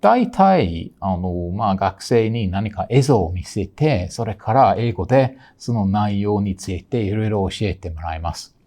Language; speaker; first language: Japanese; non-native, fluent; English